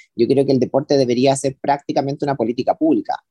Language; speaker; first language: Spanish; native; Spanish